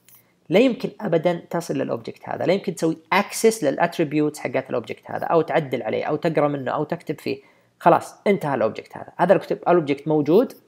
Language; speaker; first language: Arabic; native; Arabic